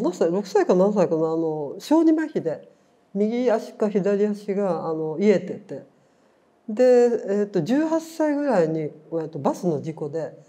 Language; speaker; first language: Japanese; native; Japanese